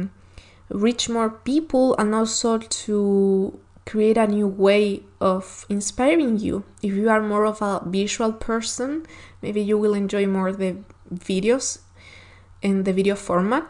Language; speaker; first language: English; non-native, fluent; Spanish